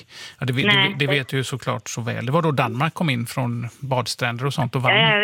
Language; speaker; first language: Swedish; native; Swedish